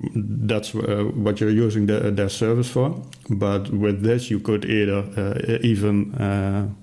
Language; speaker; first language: English; non-native, fluent; Dutch